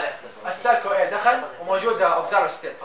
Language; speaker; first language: Arabic; native; Arabic